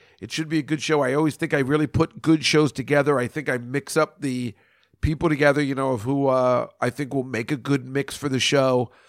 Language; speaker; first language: English; native; English